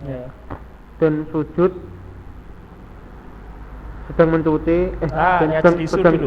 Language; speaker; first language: Indonesian; native; Indonesian